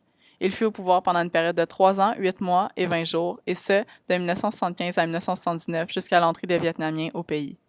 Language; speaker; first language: French; native; French